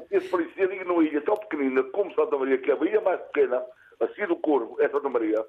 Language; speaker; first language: Portuguese; native; Portuguese